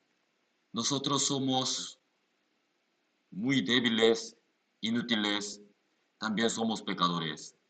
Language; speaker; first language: Spanish; non-native, learner; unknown